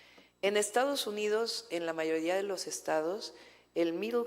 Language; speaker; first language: Spanish; native; Spanish